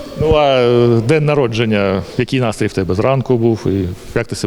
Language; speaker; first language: Ukrainian; native; Ukrainian